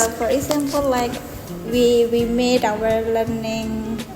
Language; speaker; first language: English; non-native, learner; Indonesian